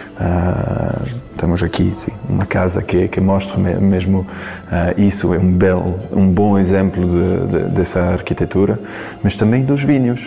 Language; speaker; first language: Portuguese; non-native, learner; French